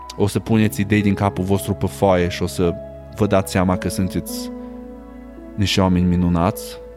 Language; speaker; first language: Romanian; native; Romanian